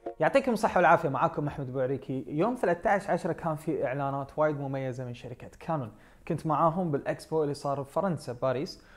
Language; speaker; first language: Arabic; native; Arabic